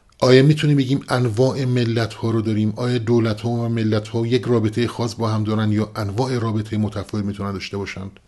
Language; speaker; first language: Persian; non-native, local second language; Kurdish